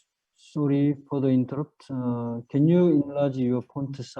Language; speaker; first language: English; non-native, fluent; Korean